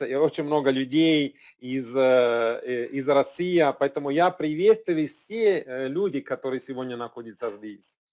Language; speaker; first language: Russian; non-native, learner; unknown